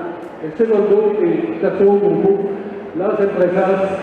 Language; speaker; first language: Spanish; non-native, learner; French